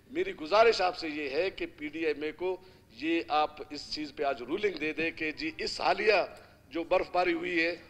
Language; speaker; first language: Urdu; non-native, local second language; Brahui